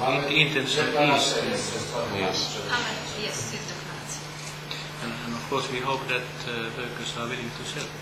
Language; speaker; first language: English; non-native, learner; Polish